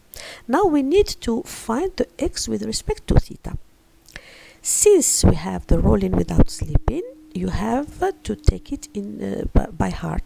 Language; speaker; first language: English; non-native, fluent; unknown